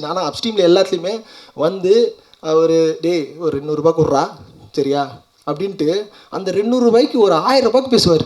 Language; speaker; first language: Tamil; native; Tamil